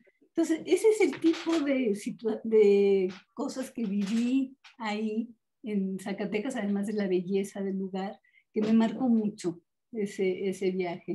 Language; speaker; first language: Spanish; native; Spanish